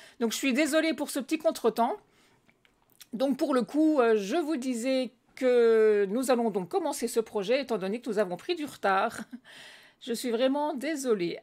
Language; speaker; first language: French; native; French